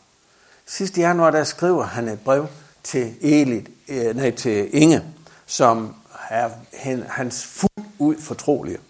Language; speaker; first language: Danish; native; Danish